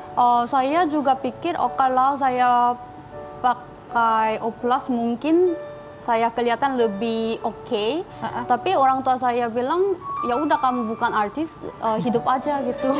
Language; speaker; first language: Indonesian; non-native, fluent; Korean